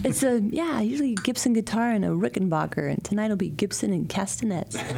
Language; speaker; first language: English; early bilingual, other home language; Spanish